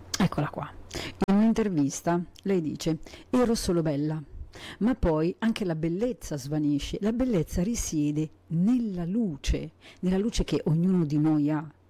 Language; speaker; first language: Italian; native; Italian